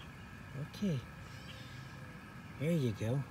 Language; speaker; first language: English; native; English